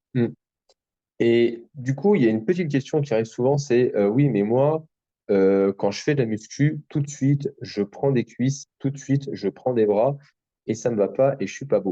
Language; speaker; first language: French; native; French